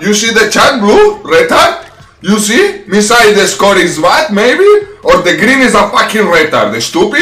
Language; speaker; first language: English; non-native, learner; Spanish